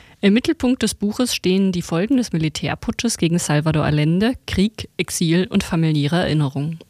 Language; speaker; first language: German; native; German